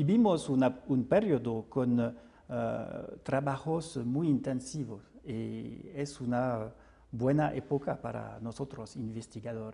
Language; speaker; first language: Spanish; non-native, fluent; French